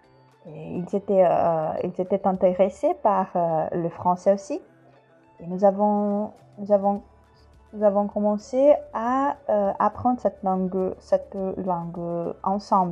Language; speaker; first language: French; non-native, fluent; Portuguese